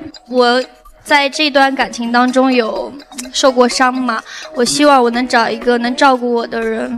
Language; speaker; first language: Chinese; native; Chinese